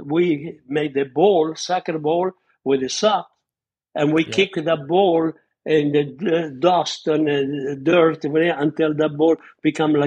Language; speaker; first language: English; non-native, fluent; Spanish